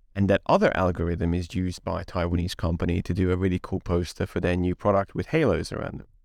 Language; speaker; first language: English; non-native, fluent; Hungarian